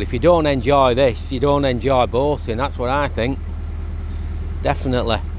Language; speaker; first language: English; native; English